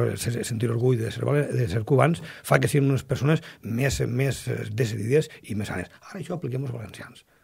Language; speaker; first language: Catalan; native; Catalan